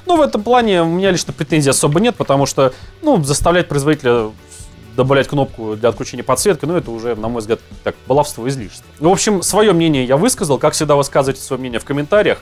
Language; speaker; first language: Russian; native; Russian